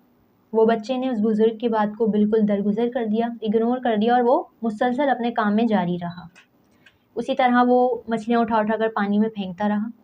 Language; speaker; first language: Urdu; native; Urdu